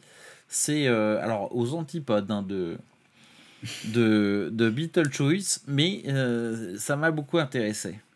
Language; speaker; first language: French; native; French